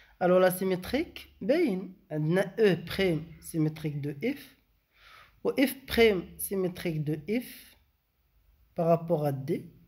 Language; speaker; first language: French; non-native, local second language; Arabic